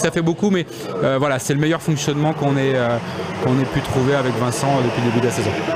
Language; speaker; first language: French; native; French